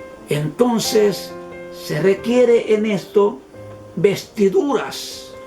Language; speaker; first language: Spanish; native; Spanish